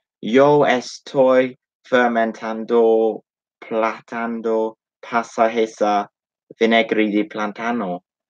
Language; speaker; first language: Spanish; non-native, learner; English